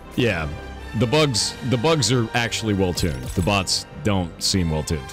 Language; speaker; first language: English; native; English